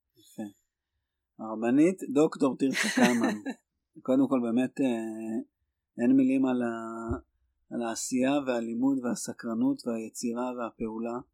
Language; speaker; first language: Hebrew; native; Hebrew